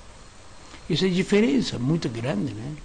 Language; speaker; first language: Portuguese; non-native, learner; Japanese